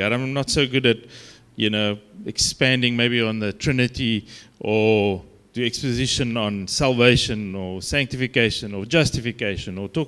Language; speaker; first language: English; non-native, local second language; Afrikaans